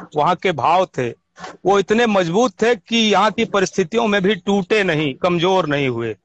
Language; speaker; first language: Hindi; native; Hindi